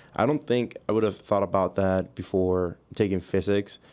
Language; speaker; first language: English; early bilingual, other home language; Spanish